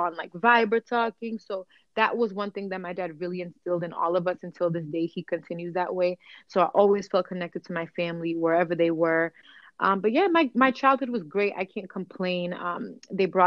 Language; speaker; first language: English; early bilingual, other home language; Kabuverdianu